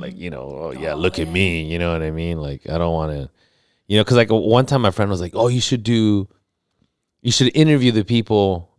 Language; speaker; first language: English; early bilingual, other home language; Spanish